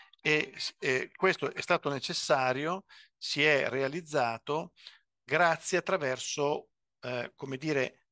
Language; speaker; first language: Italian; native; Italian